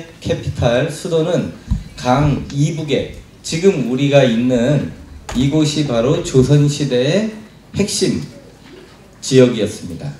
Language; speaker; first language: Korean; native; Korean